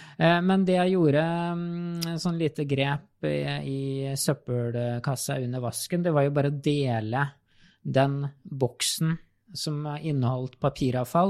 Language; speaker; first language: Norwegian; native; Norwegian